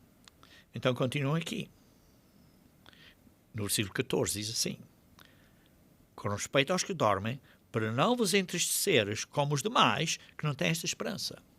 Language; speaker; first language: Portuguese; native; Portuguese